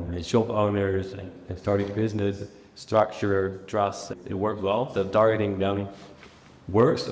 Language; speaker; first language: English; non-native, fluent; Dutch